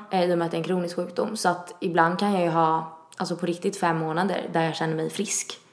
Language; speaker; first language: Swedish; early bilingual, other home language; Italian